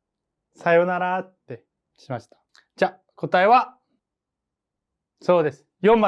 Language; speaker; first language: Japanese; non-native, fluent; Korean